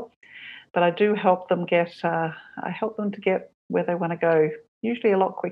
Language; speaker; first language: English; native; English